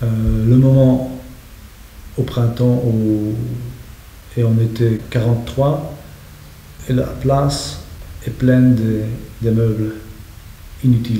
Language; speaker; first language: French; non-native, fluent; Polish